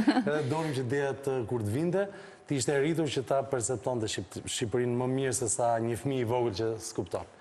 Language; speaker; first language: Albanian; native; Albanian